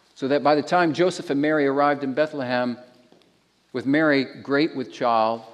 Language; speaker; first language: English; native; English